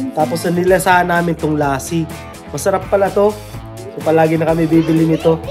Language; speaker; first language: Filipino; non-native, local second language; Bikol